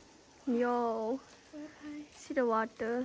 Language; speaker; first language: English; non-native, local second language; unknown